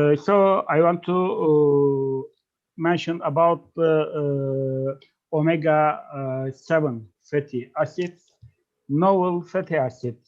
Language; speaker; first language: English; non-native, fluent; Turkish